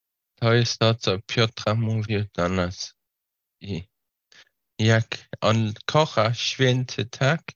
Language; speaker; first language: Polish; non-native, learner; Slovak